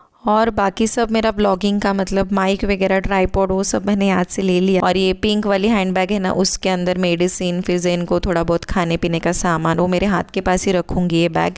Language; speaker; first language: Hindi; native; Hindi